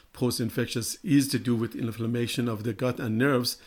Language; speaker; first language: English; non-native, fluent; Persian